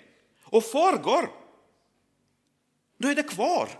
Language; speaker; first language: Swedish; non-native, fluent; Croatian